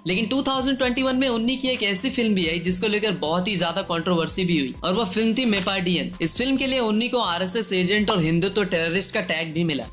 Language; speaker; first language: Hindi; native; Hindi